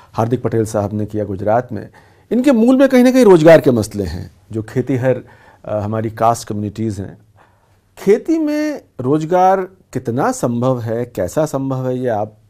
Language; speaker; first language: Hindi; native; Hindi